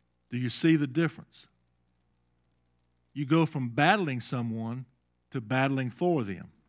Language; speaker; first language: English; native; English